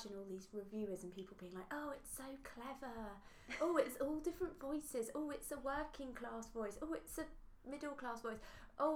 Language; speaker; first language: English; native; English